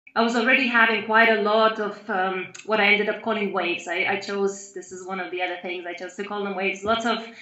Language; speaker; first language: English; non-native, fluent; Lithuanian